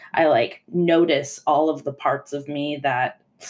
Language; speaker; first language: English; non-native, fluent; Italian